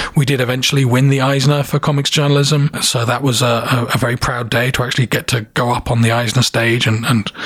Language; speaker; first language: English; native; English